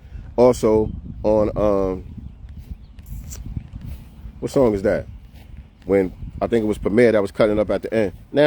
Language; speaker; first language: English; native; English